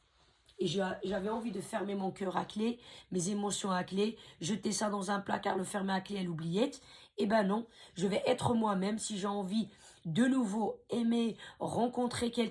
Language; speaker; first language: French; native; French